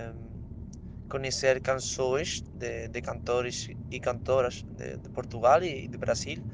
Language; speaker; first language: Portuguese; non-native, fluent; Spanish